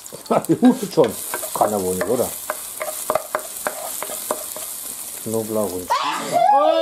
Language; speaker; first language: German; native; German